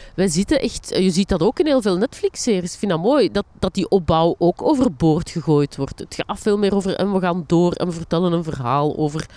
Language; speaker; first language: Dutch; native; Dutch